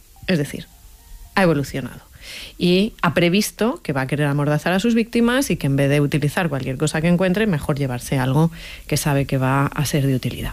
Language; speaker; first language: Spanish; native; Spanish